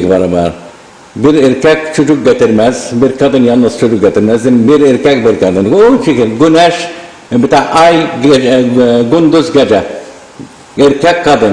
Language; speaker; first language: Turkish; non-native, learner; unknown